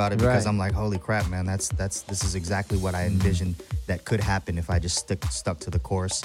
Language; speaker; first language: English; native; English